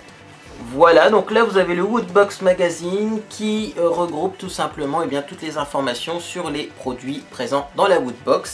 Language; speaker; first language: French; native; French